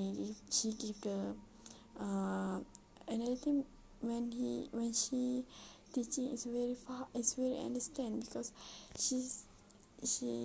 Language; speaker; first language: English; non-native, learner; Malay